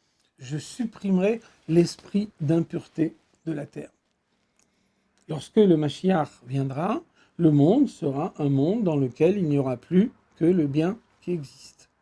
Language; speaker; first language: French; native; French